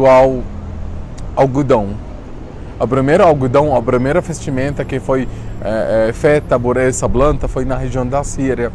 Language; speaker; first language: Portuguese; non-native, fluent; Arabic